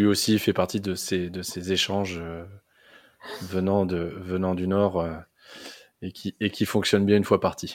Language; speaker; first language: French; native; French